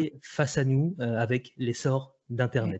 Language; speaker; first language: French; native; French